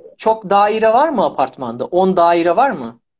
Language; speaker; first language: Turkish; native; Turkish